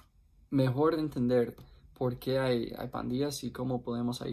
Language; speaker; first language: Spanish; non-native, fluent; English